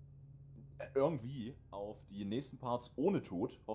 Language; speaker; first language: German; native; German